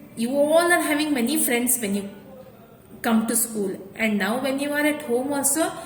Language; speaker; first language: English; non-native, local second language; Kannada